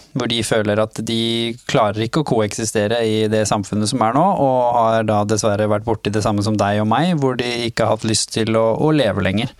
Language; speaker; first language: Norwegian; early bilingual, other home language; Somali